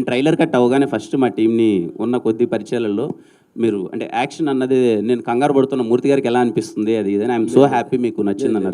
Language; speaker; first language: Telugu; native; Telugu